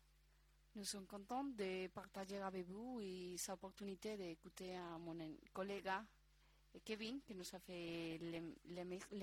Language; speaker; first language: French; non-native, learner; Spanish